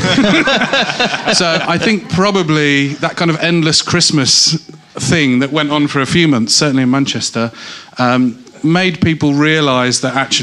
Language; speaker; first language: English; native; English